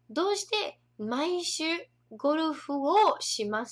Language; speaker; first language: Japanese; non-native, fluent; Portuguese